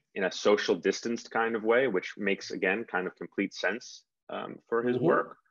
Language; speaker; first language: English; native; English